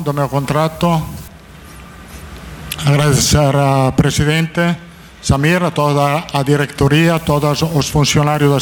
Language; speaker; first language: Portuguese; non-native, fluent; Italian